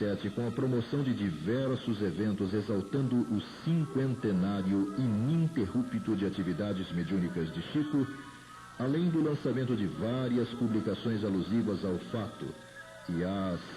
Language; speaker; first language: Portuguese; native; Portuguese